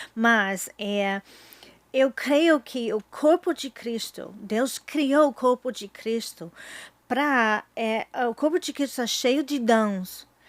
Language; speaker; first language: Portuguese; non-native, fluent; English